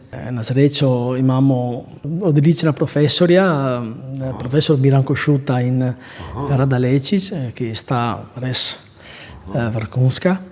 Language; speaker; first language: Slovenian; non-native, fluent; Italian